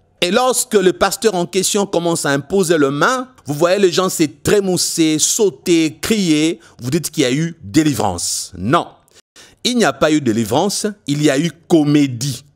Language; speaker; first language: French; non-native, local second language; Lingala